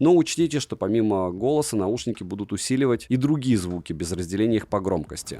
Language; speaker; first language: Russian; native; Russian